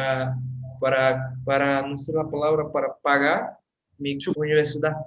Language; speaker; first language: Spanish; non-native, learner; Portuguese